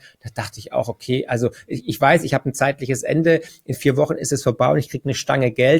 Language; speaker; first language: German; native; German